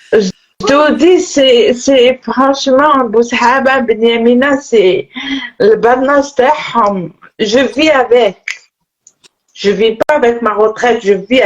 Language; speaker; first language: French; non-native, local second language; Arabic